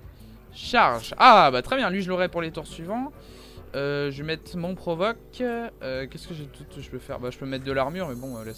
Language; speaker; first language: French; native; French